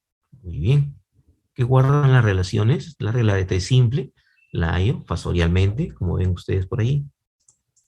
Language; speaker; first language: Spanish; native; Spanish